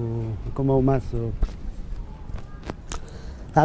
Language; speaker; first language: Indonesian; non-native, learner; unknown